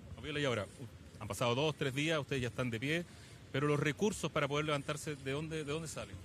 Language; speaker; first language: Spanish; native; Spanish